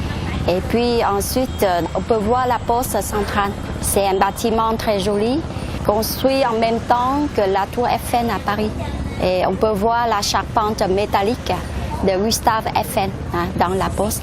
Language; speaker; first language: French; non-native, local second language; Vietnamese